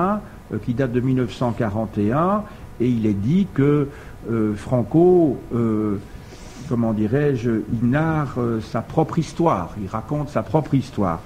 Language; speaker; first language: French; native; French